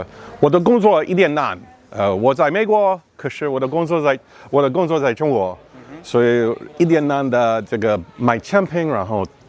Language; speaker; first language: Chinese; non-native, learner; English